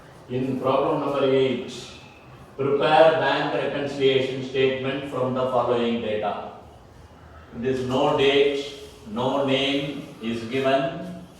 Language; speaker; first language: English; non-native, local second language; Tamil